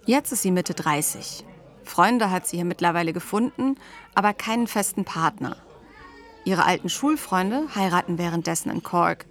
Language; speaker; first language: German; native; German